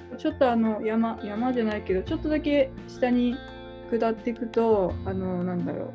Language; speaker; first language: Japanese; native; Japanese